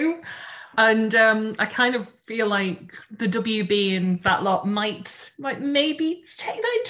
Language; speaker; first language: English; native; English